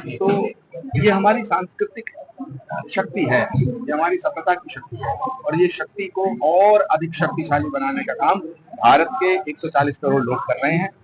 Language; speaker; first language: Hindi; native; Hindi